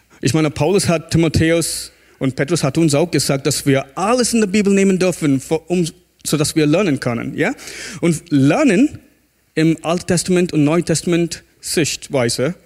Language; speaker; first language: German; non-native, fluent; English